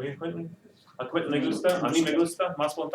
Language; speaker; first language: Spanish; non-native, fluent; English